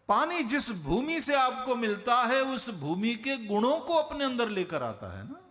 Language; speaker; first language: Hindi; non-native, local second language; Gujarati